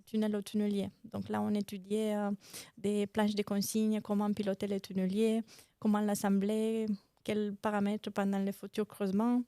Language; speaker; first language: French; non-native, fluent; Romanian